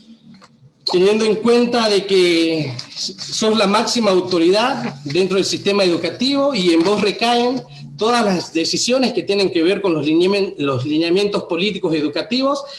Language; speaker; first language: Spanish; native; Spanish